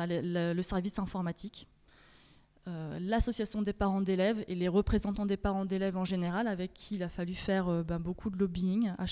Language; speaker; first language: French; native; French